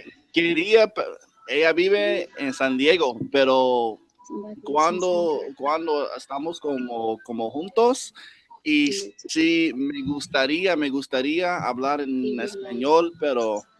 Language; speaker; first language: Spanish; non-native, learner; English